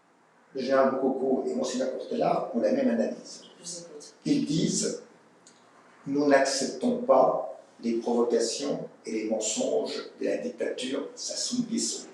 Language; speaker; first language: French; native; French